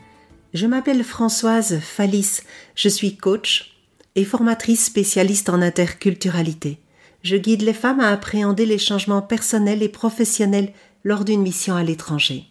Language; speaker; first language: French; native; French